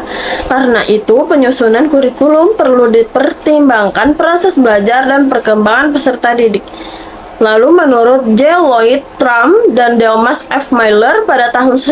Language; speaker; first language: Indonesian; native; Indonesian